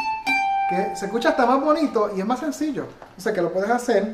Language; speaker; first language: Spanish; native; Spanish